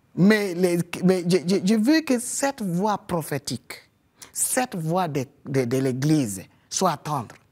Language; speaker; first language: French; non-native, fluent; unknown